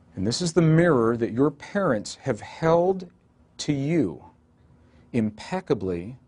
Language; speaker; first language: English; native; English